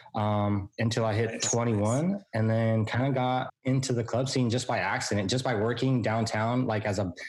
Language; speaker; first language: English; native; English